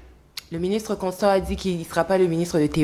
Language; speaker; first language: French; non-native, local second language; Lingala